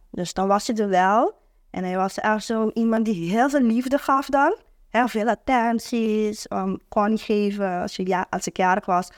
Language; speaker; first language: Dutch; non-native, local second language; Papiamento